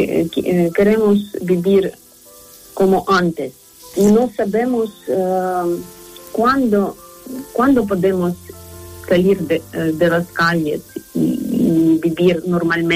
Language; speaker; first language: Spanish; non-native, learner; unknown